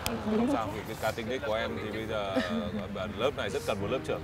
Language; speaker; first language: Vietnamese; native; Vietnamese